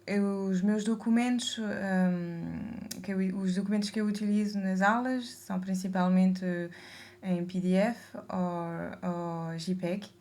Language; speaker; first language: Portuguese; early bilingual, heritage; Portuguese